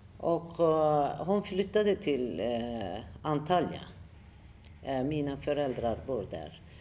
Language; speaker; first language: Swedish; non-native, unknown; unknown